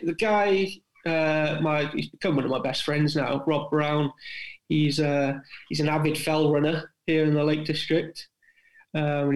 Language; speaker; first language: English; native; English